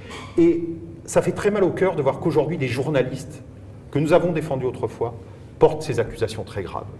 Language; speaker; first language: French; native; French